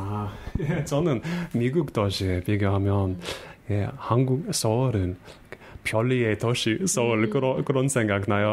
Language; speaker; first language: Korean; non-native, fluent; English